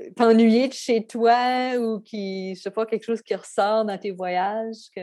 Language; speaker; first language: French; native; French